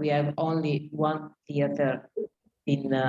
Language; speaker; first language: English; non-native, learner; Italian